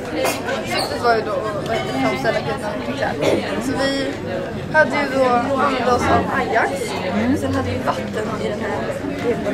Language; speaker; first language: Swedish; native; Swedish